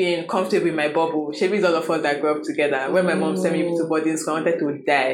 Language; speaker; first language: English; non-native, local second language; Igbo